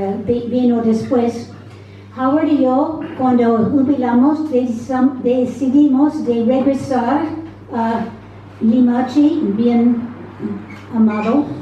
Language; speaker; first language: Spanish; non-native, fluent; English